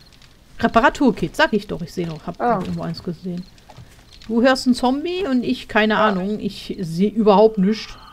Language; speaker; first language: German; native; German